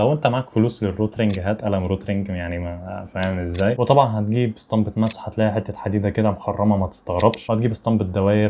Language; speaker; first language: Arabic; native; Arabic